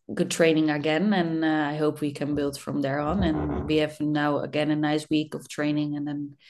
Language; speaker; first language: English; non-native, fluent; Dutch